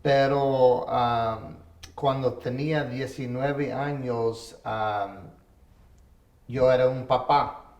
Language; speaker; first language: Spanish; early bilingual, heritage; English